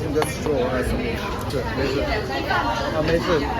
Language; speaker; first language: English; non-native, fluent; Chinese